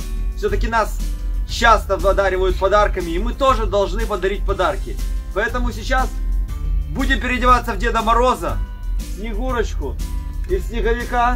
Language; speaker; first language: Russian; native; Russian